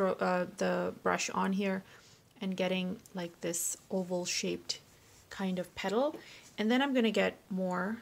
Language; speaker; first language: English; native; English